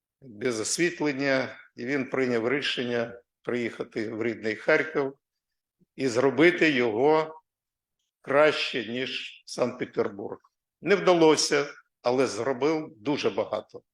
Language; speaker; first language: Ukrainian; non-native, local second language; Russian